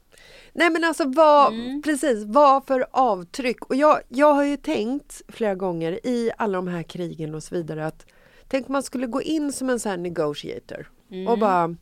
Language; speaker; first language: Swedish; native; Swedish